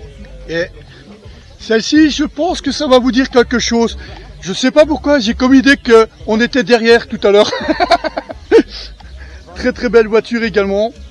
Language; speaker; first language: French; native; French